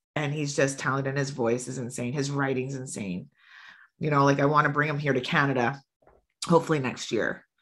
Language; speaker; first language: English; native; English